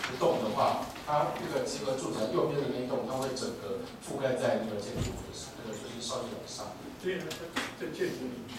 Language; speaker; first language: Chinese; native; Chinese